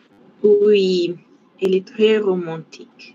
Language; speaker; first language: French; non-native, fluent; Spanish